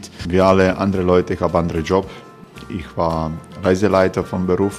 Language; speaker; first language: German; non-native, fluent; Croatian